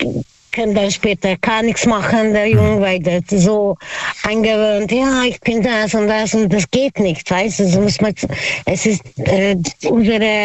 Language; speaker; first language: German; non-native, learner; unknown